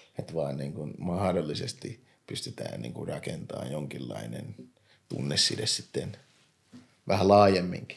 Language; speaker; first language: Finnish; early bilingual, other home language; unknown